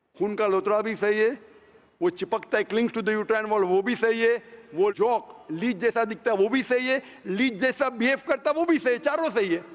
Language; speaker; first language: Hindi; non-native, local second language; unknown